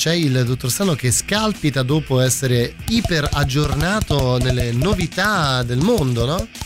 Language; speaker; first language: Italian; native; Italian